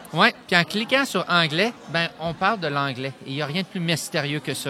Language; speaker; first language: French; native; French